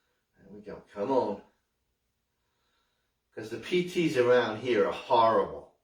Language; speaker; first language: English; native; English